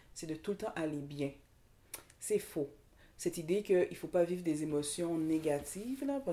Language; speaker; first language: French; native; French